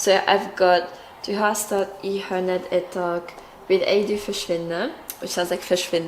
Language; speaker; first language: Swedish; non-native, learner; English